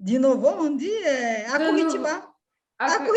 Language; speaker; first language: French; non-native, fluent; Portuguese